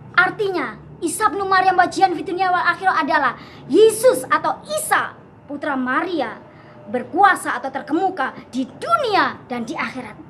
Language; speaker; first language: Indonesian; non-native, local second language; Javanese